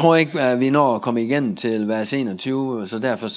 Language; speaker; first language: Danish; non-native, fluent; Russian